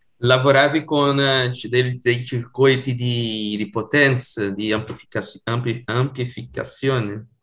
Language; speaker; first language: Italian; non-native, fluent; Portuguese